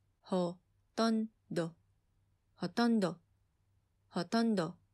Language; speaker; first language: Japanese; non-native, fluent; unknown